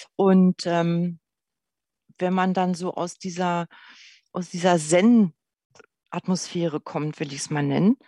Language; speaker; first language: German; native; German